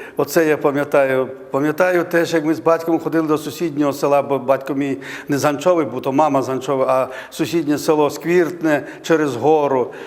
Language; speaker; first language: Ukrainian; native; Ukrainian